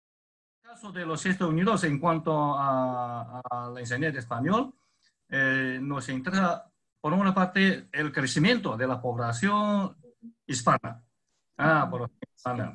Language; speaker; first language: Spanish; non-native, fluent; Chinese